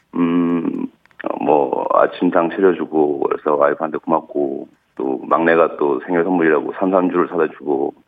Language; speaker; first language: Korean; native; Korean